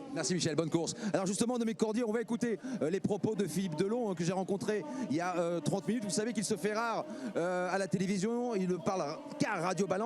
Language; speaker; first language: French; native; French